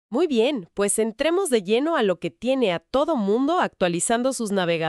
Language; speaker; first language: Spanish; native; Spanish